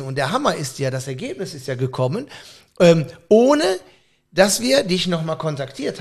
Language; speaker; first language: German; native; German